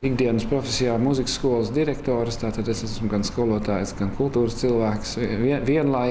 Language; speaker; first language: Latvian; early bilingual, heritage; Latvian